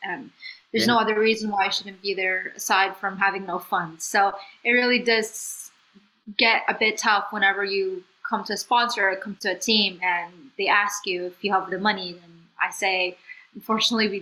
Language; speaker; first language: English; non-native, local second language; Filipino